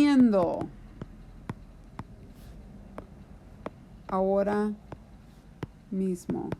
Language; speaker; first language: Spanish; non-native, fluent; English